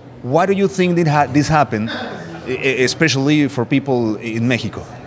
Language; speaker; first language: English; non-native, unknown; Spanish